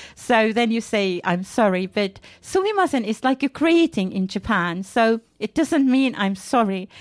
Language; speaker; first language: English; non-native, fluent; Finnish